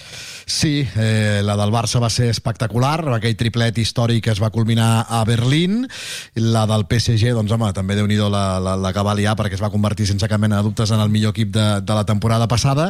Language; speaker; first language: Catalan; native; Catalan